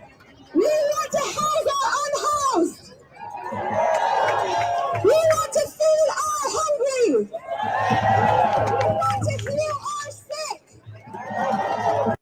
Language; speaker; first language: English; native; English